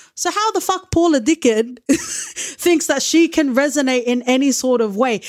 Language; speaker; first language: English; native; English